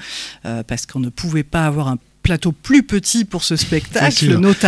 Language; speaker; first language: French; native; French